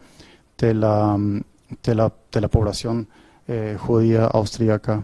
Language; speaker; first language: Spanish; non-native, fluent; German